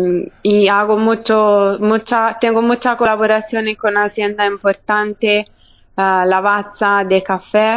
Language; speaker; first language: Spanish; non-native, fluent; Italian